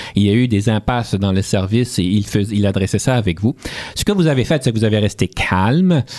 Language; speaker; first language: French; native; French